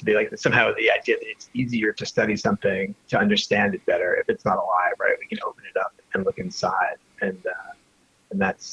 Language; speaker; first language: English; native; English